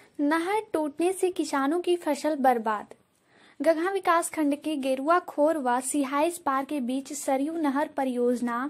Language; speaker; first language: Hindi; native; Hindi